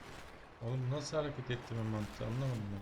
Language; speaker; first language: Turkish; native; Turkish